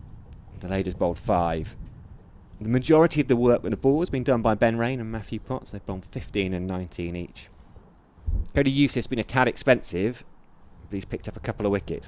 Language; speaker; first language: English; native; English